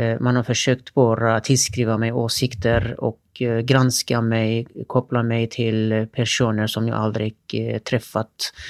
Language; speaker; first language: Swedish; non-native, fluent; Turkish